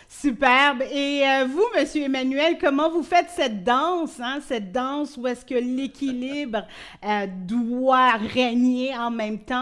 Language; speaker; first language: French; native; French